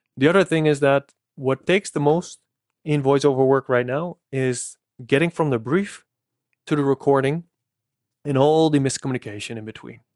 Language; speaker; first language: English; non-native, fluent; Dutch